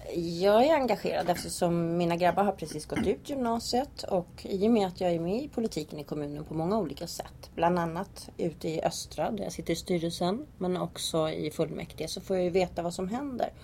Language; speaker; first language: Swedish; native; Swedish